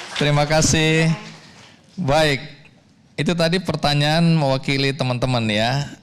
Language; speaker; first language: Indonesian; native; Indonesian